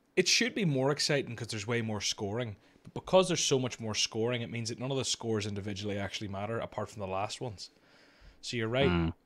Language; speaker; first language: English; native; English